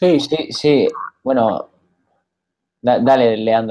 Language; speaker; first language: Spanish; native; Spanish